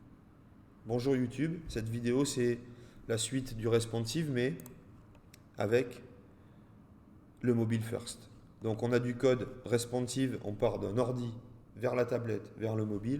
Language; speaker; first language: French; native; French